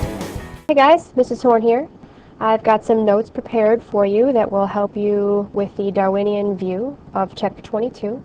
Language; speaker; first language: English; native; English